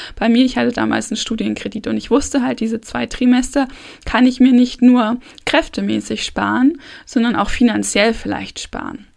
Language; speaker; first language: German; native; German